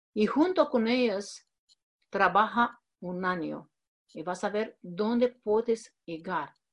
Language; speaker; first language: Spanish; non-native, fluent; Romanian